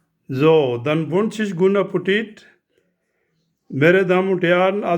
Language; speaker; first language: German; non-native, learner; Urdu